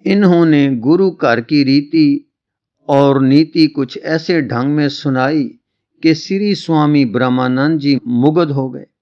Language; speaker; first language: Hindi; non-native, local second language; Punjabi